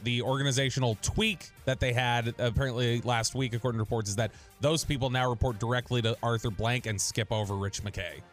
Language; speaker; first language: English; native; English